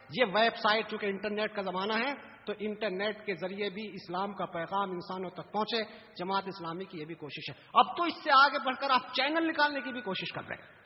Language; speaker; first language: Urdu; native; Urdu